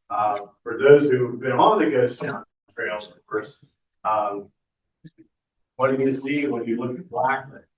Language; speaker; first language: English; native; English